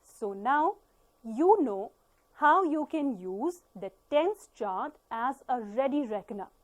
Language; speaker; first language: English; non-native, local second language; Punjabi